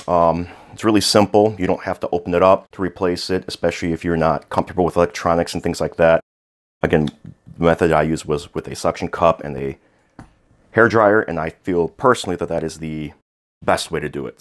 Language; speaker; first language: English; native; English